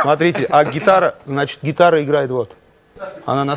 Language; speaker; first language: Russian; non-native, local second language; Armenian